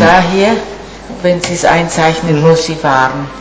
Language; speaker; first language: German; non-native, fluent; Italian